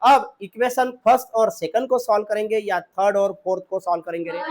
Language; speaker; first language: Hindi; non-native, local second language; Marathi